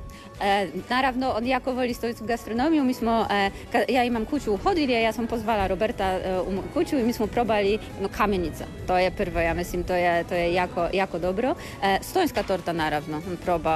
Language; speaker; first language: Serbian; non-native, learner; Polish